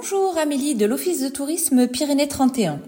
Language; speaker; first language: French; native; French